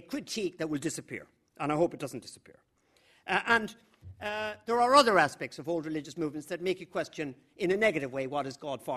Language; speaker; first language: English; native; English